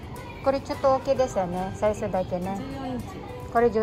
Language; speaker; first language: Japanese; non-native, fluent; Filipino